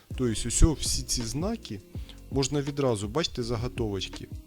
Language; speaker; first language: Ukrainian; non-native, local second language; Russian